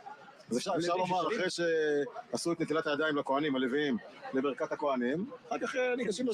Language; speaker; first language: Hebrew; native; Hebrew